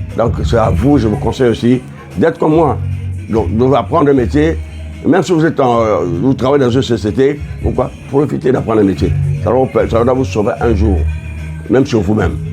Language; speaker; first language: French; non-native, local second language; Lingala